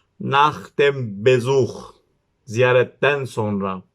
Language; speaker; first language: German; non-native, learner; Turkish